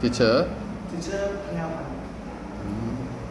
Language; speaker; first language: English; non-native, learner; Thai